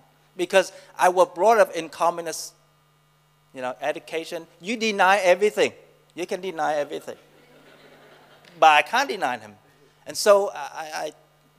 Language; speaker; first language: English; non-native, fluent; Vietnamese